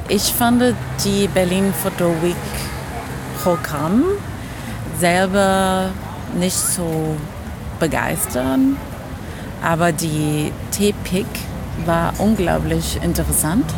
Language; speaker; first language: German; non-native, fluent; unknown